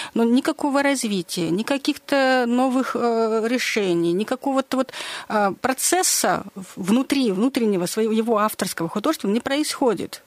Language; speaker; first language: Russian; native; Russian